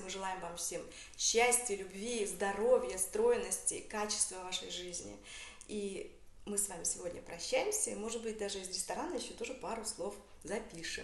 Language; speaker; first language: Russian; native; Russian